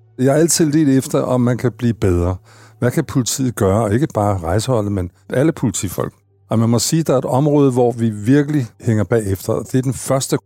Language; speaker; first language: Danish; native; Danish